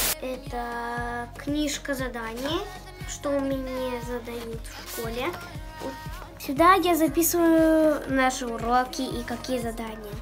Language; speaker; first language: Russian; early bilingual, heritage; Russian